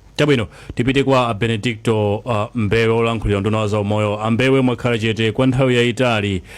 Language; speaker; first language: Nyanja; native; Nyanja